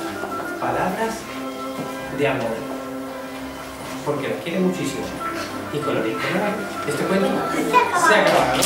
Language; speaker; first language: Spanish; native; Spanish